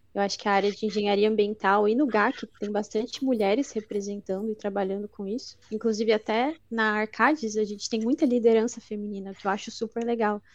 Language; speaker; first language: Portuguese; native; Portuguese